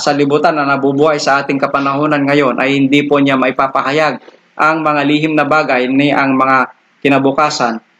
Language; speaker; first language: Filipino; non-native, local second language; Iloko